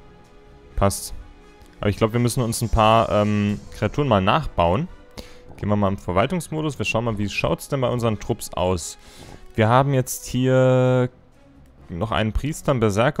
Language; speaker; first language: German; native; German